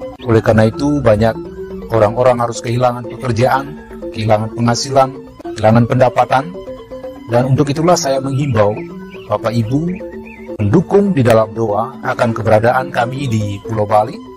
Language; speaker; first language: Indonesian; non-native, local second language; Balinese